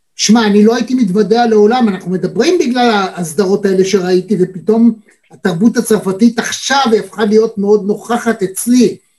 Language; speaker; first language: Hebrew; native; Hebrew